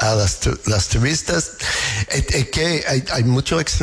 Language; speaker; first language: Spanish; non-native, fluent; English